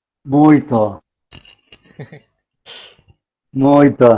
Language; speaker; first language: Portuguese; non-native, learner; Spanish